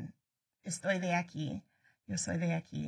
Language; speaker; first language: Spanish; early bilingual, heritage; Spanish